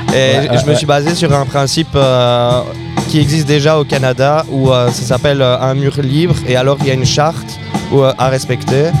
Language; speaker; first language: French; native; French